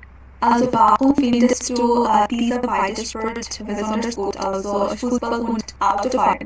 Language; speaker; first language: German; non-native, fluent; Bangla